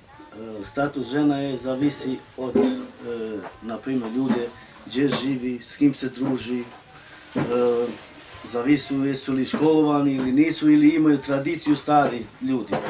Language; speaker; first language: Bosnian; non-native, local second language; Romany